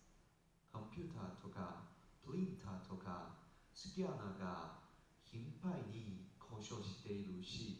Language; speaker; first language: Japanese; non-native, learner; Chinese